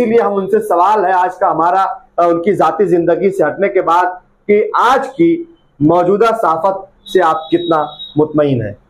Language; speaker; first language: Hindi; native; Hindi